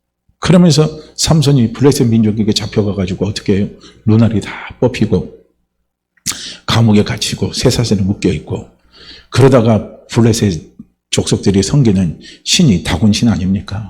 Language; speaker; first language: Korean; native; Korean